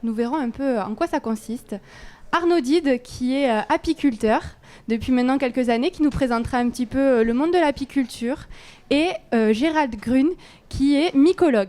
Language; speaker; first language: French; native; French